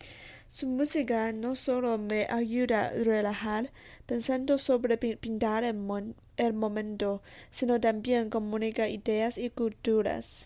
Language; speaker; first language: Spanish; non-native, learner; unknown